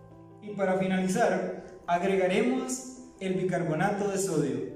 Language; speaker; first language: Spanish; native; Spanish